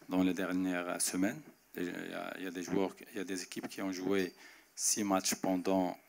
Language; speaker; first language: French; non-native, local second language; Arabic